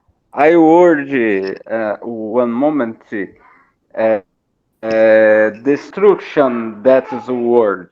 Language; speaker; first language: English; non-native, learner; Portuguese